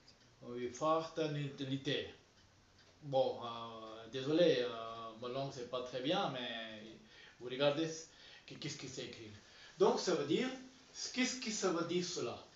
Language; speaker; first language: French; non-native, learner; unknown